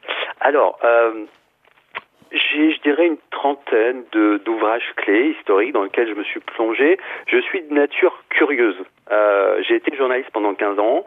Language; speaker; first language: French; native; French